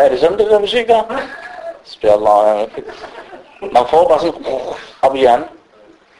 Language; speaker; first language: Danish; non-native, fluent; Arabic